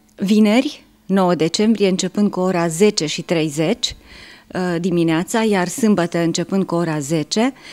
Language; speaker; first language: Romanian; native; Romanian